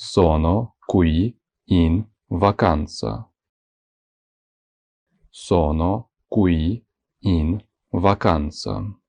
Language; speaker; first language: Italian; non-native, fluent; Ukrainian